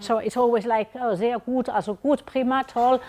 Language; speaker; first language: German; non-native, learner; Catalan